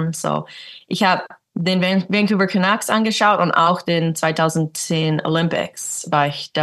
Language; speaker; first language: German; early bilingual, heritage; English